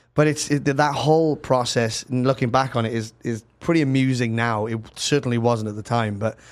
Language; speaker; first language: English; native; English